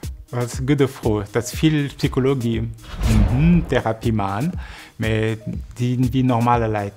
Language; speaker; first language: German; non-native, local second language; Luxembourgish